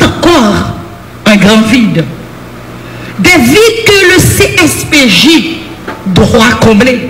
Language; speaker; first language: French; non-native, local second language; Haitian Creole